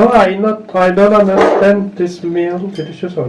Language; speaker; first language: English; non-native, learner; Turkish